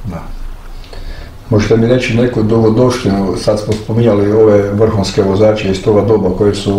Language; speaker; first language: Croatian; native; Croatian